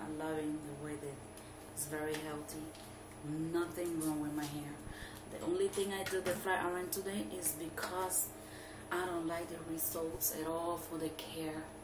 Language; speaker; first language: English; non-native, fluent; Spanish